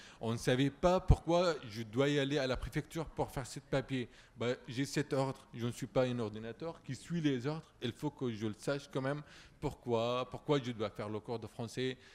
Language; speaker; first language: French; non-native, fluent; Arabic